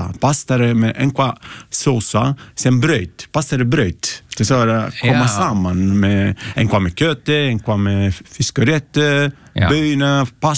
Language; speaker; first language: Icelandic; non-native, learner; Italian